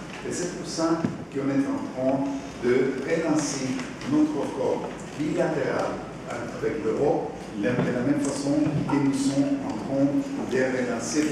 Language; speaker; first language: French; non-native, fluent; Spanish